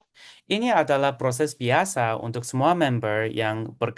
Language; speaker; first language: Indonesian; non-native, fluent; Korean